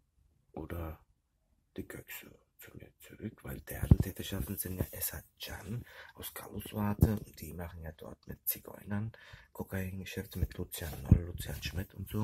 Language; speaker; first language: German; early bilingual, other home language; Turkish